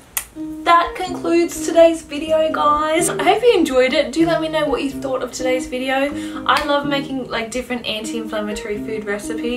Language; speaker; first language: English; native; English